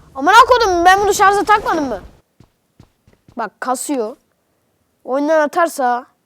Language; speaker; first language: Turkish; native; Turkish